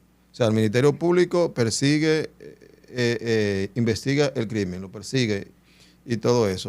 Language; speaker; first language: Spanish; native; Spanish